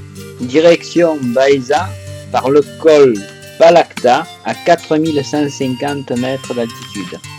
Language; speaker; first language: French; native; French